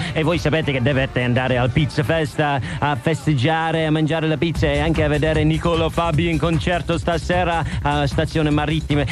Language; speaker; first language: Italian; non-native, fluent; English